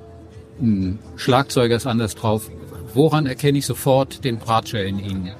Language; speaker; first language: German; native; German